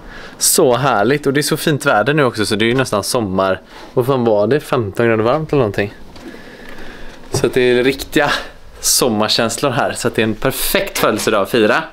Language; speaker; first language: Swedish; native; Swedish